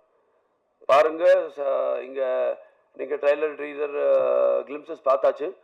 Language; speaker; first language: Tamil; non-native, learner; Telugu